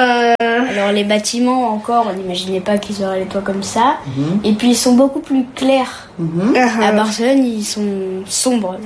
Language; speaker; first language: French; early bilingual, heritage; French